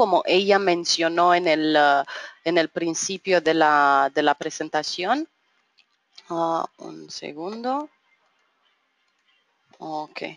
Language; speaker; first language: Spanish; non-native, fluent; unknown